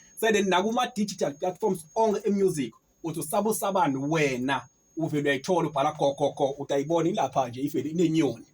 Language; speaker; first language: Zulu; non-native, local second language; Swati